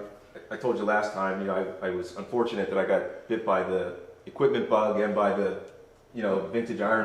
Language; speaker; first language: English; native; English